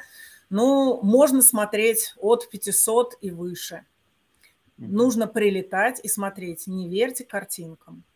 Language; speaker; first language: Russian; native; Russian